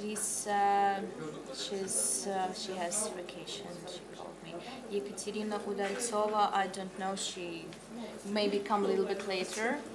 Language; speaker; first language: English; non-native, learner; Russian